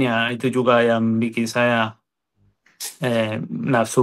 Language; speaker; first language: Indonesian; non-native, fluent; Spanish